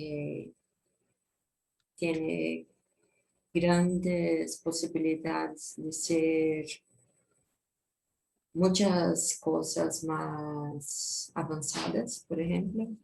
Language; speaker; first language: Spanish; non-native, fluent; Portuguese